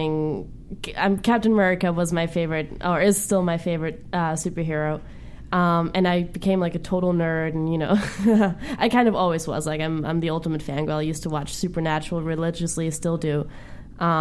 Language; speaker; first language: English; non-native, fluent; German